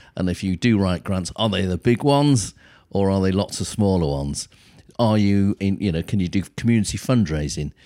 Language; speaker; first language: English; native; English